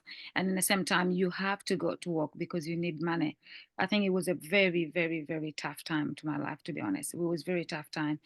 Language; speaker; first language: English; non-native, fluent; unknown